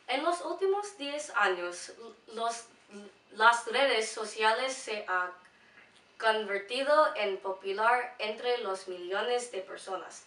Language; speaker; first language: Spanish; non-native, learner; English